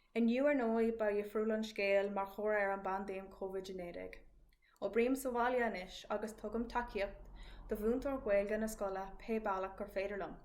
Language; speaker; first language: Irish; non-native, local second language; English